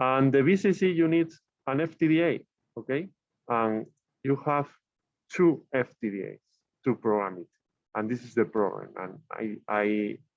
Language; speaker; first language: English; non-native, learner; Spanish